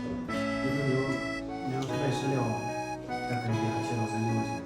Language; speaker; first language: Chinese; native; Chinese